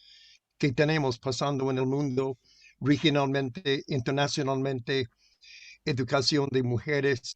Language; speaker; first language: Spanish; non-native, fluent; English